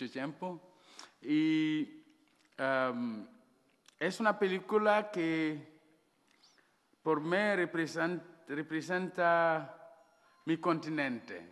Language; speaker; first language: Spanish; non-native, learner; Wolof